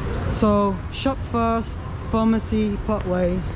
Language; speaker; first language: English; non-native, fluent; Polish